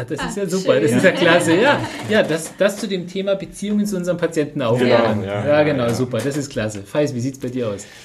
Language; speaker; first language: German; native; German